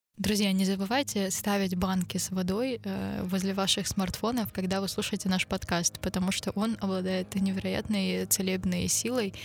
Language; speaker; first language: Russian; native; Russian